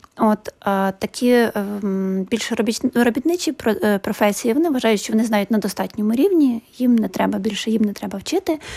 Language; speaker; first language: Ukrainian; native; Ukrainian